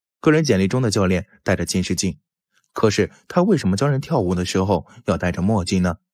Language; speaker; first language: Chinese; native; Chinese